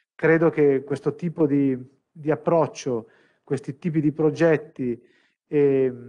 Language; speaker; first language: Italian; native; Italian